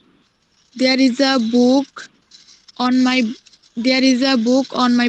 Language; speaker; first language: English; non-native, learner; Bangla